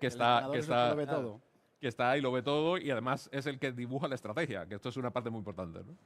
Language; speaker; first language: Spanish; native; Spanish